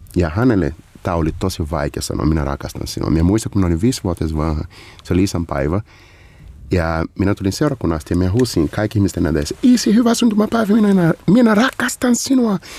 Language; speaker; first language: Finnish; non-native, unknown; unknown